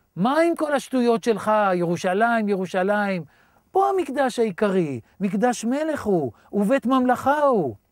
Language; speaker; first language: Hebrew; native; Hebrew